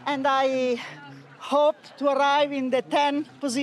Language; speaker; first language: English; non-native, learner; Italian